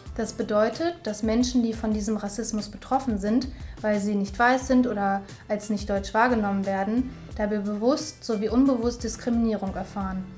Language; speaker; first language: German; native; German